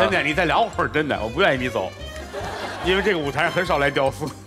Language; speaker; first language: Chinese; native; Chinese